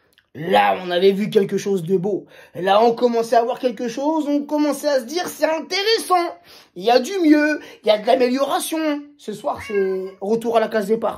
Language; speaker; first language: French; native; French